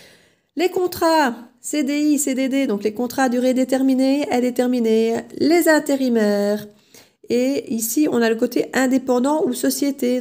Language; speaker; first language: French; native; French